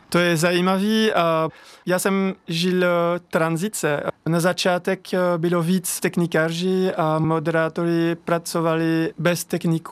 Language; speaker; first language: Czech; non-native, fluent; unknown